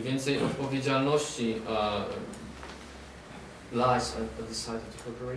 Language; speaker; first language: Polish; native; Polish